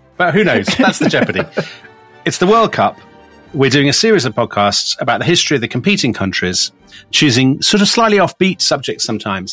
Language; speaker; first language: English; native; English